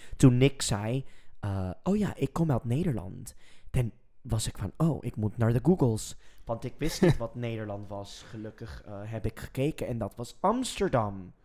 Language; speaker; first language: Dutch; non-native, fluent; English